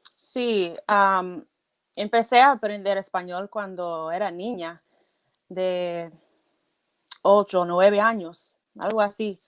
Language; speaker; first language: Spanish; non-native, fluent; English